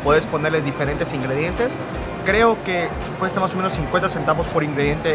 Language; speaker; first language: Spanish; native; Spanish